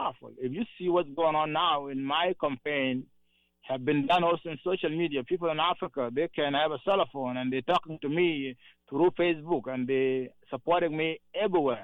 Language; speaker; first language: English; non-native, fluent; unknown